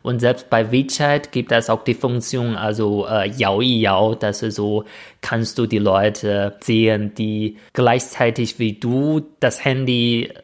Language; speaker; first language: German; non-native, fluent; Chinese